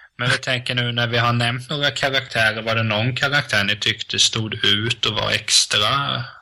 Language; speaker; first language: Swedish; native; Swedish